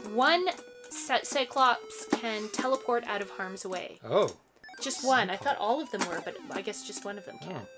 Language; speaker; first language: English; native; English